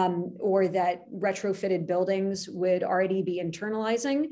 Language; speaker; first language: English; native; English